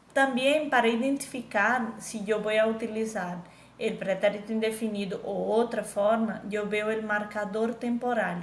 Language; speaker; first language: Spanish; non-native, fluent; Portuguese